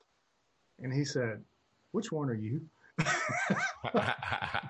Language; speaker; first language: English; native; English